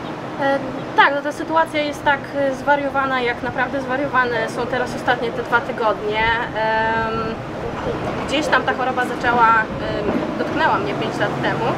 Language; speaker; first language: Polish; native; Polish